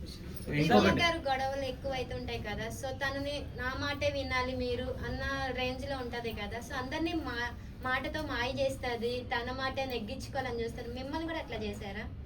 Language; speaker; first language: Telugu; native; Telugu